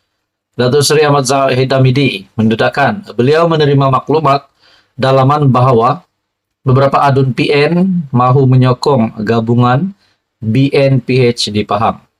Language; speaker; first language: Malay; native; Malay